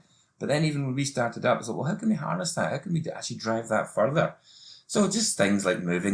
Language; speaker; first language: English; native; English